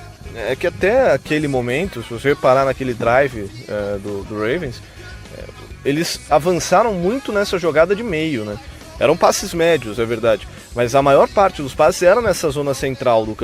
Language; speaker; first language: Portuguese; native; Portuguese